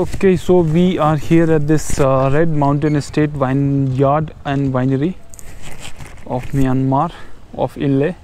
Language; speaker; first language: English; non-native, local second language; Hindi